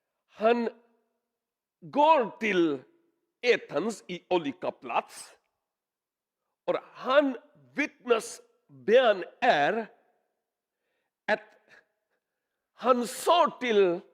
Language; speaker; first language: Swedish; non-native, learner; Urdu